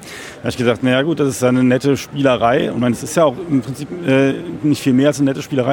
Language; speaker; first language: German; native; German